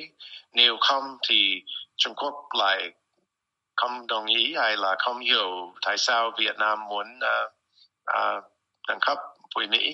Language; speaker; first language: Vietnamese; non-native, fluent; English